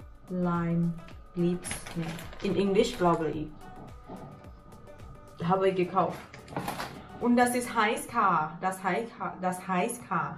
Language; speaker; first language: German; non-native, learner; Thai